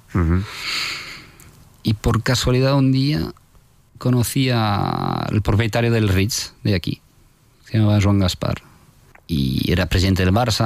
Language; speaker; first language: Spanish; non-native, fluent; French